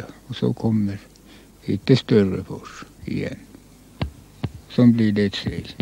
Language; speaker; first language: Swedish; non-native, local second language; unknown